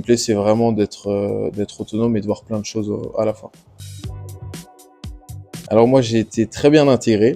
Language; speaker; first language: French; native; French